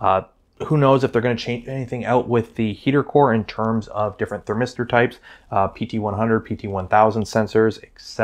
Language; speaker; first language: English; native; English